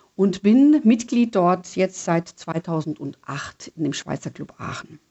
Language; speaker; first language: German; native; German